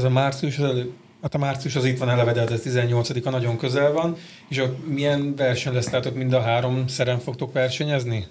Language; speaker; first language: Hungarian; native; Hungarian